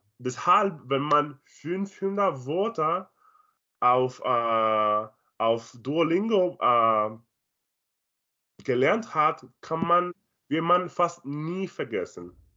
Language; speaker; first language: German; non-native, learner; Spanish